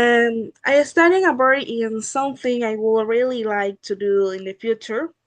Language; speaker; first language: English; non-native, learner; Spanish